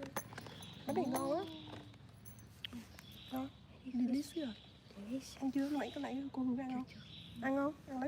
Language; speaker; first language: Vietnamese; native; Vietnamese